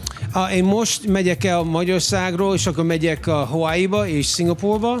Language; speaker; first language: Hungarian; early bilingual, heritage; English